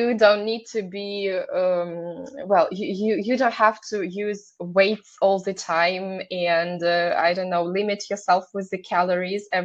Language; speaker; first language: English; non-native, fluent; Russian